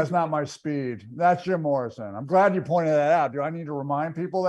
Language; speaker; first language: English; native; English